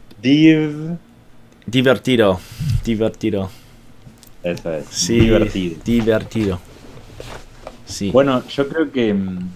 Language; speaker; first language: Spanish; non-native, learner; English